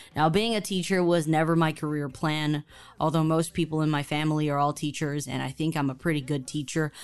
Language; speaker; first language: English; early bilingual, other home language; Chinese